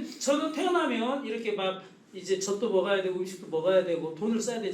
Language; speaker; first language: Korean; native; Korean